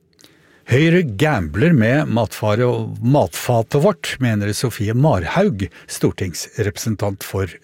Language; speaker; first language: Norwegian; native; Norwegian